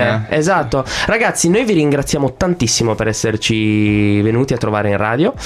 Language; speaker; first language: Italian; native; Italian